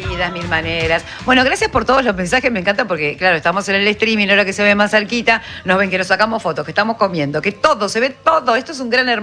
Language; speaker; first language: Spanish; native; Spanish